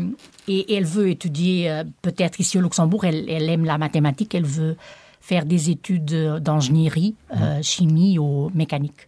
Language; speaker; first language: French; non-native, local second language; Portuguese